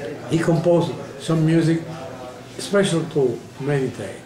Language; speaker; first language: English; non-native, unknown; Spanish